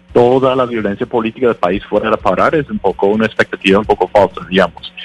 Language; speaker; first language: Spanish; non-native, fluent; English